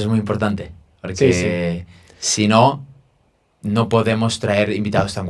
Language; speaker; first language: Spanish; native; Spanish